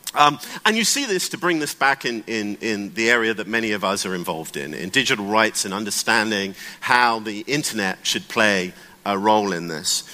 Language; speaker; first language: English; native; English